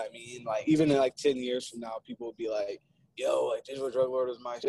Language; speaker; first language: English; native; English